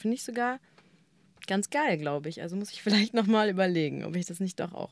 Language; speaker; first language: German; native; German